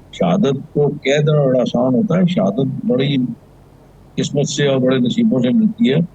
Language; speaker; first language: Urdu; non-native, local second language; Punjabi